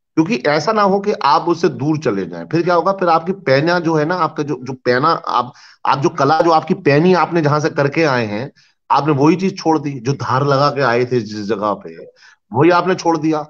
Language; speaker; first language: Hindi; native; Hindi